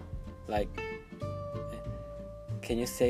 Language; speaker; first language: English; non-native, local second language; Filipino